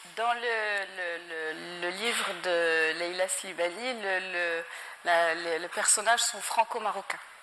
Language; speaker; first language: French; non-native, local second language; Arabic